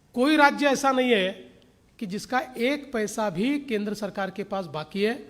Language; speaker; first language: Hindi; non-native, local second language; Marathi